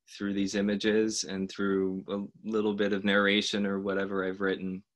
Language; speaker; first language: English; native; English